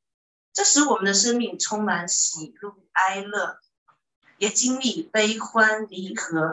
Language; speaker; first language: Chinese; native; Chinese